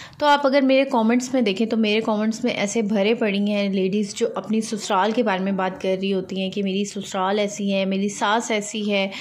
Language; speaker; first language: Urdu; native; Urdu